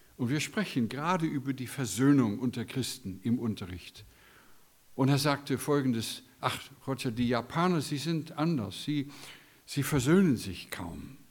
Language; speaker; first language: German; non-native, fluent; English